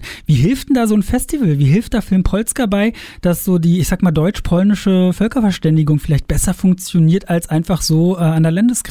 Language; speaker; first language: German; native; German